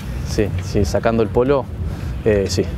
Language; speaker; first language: Spanish; native; Spanish